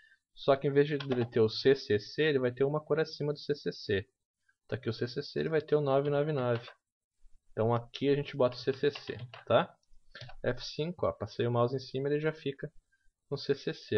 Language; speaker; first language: Portuguese; native; Portuguese